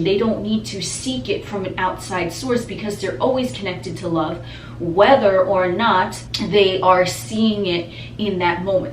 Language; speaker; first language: English; native; English